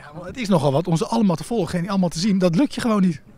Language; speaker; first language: Dutch; native; Dutch